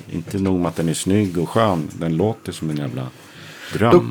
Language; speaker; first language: Swedish; native; Swedish